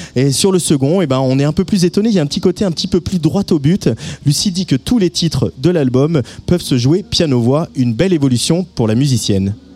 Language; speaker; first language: French; native; French